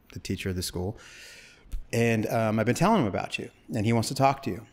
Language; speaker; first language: English; native; English